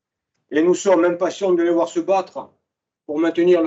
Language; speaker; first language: French; native; French